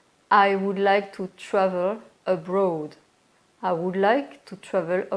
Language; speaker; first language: English; non-native, fluent; French